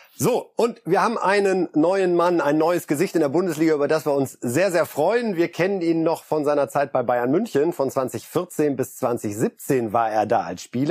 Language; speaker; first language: German; native; German